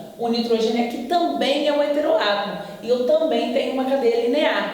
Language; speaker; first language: Portuguese; native; Portuguese